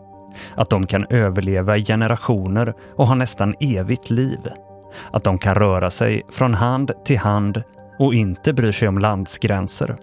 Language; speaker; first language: Swedish; native; Swedish